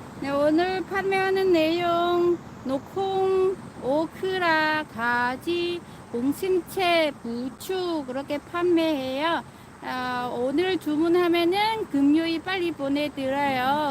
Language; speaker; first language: Korean; non-native, fluent; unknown